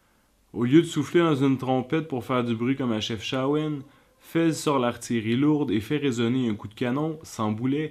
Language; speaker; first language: French; native; French